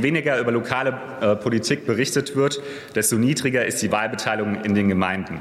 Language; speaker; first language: German; native; German